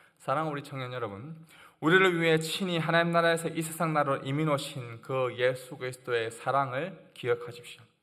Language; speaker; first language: Korean; native; Korean